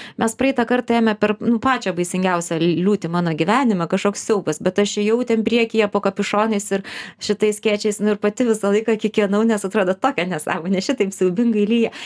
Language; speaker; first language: Lithuanian; native; Lithuanian